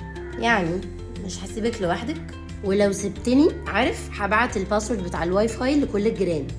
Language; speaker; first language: Arabic; native; Arabic